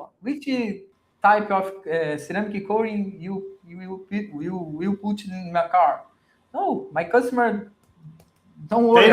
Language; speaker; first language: English; non-native, learner; Portuguese